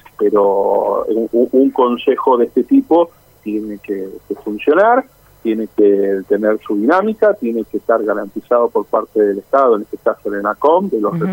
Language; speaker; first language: Spanish; native; Spanish